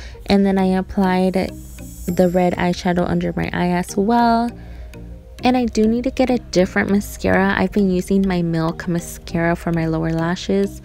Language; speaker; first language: English; early bilingual, other home language; Spanish